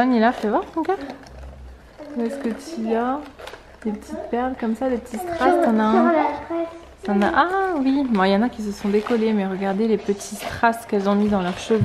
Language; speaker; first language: French; native; French